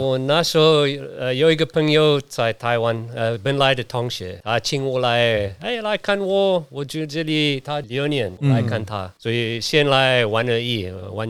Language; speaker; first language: Chinese; non-native, learner; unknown